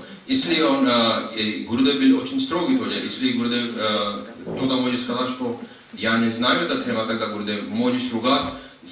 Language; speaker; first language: Russian; non-native, learner; Hindi